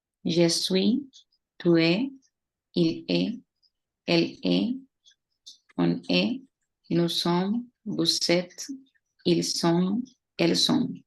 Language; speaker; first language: French; non-native, learner; Spanish